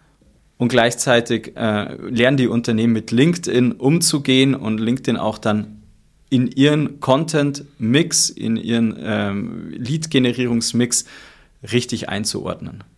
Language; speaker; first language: German; native; German